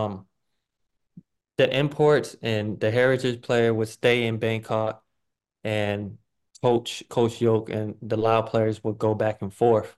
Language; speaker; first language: English; native; English